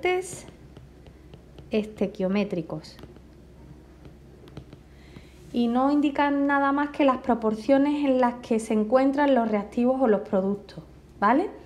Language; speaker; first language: Spanish; native; Spanish